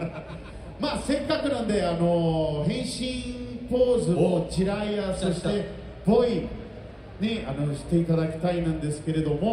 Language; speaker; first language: Japanese; non-native, fluent; Portuguese